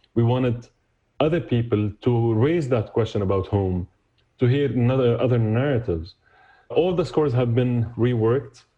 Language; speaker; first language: English; non-native, fluent; Arabic